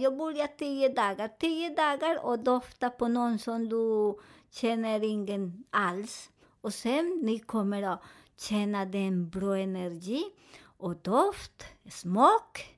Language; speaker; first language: Swedish; non-native, learner; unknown